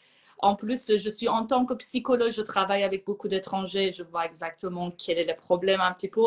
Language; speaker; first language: French; non-native, fluent; Persian